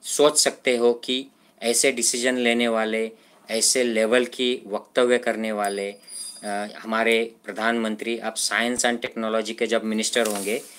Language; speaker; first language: Hindi; non-native, local second language; Marathi